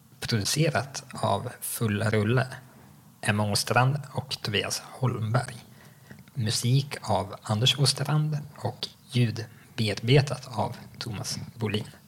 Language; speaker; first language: Swedish; native; Swedish